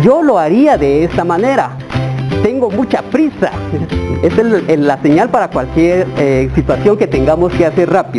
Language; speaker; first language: Spanish; native; Spanish